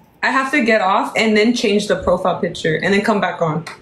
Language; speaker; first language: English; early bilingual, other home language; Spanish